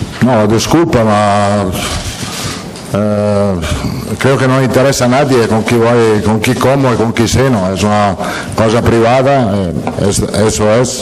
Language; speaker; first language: Spanish; non-native, fluent; Italian